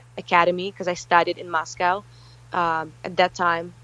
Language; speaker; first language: English; early bilingual, other home language; Russian